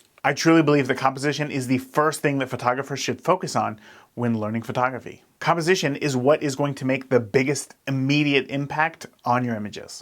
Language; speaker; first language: English; native; English